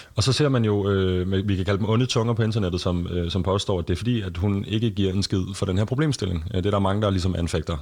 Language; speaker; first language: Danish; native; Danish